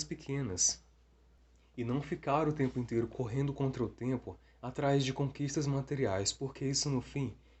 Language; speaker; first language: Portuguese; native; Portuguese